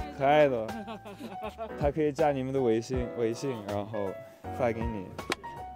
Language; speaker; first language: Chinese; non-native, fluent; English